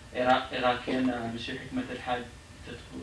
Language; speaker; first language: French; non-native, learner; Arabic